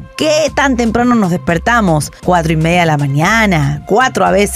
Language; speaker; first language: Spanish; native; Spanish